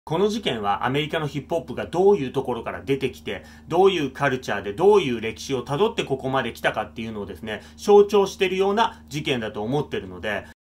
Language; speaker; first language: Japanese; native; Japanese